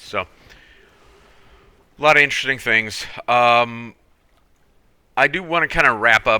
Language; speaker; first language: English; native; English